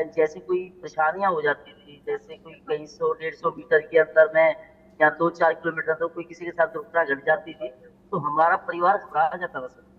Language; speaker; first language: Urdu; non-native, local second language; Sindhi